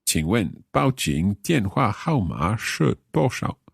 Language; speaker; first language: Chinese; non-native, learner; English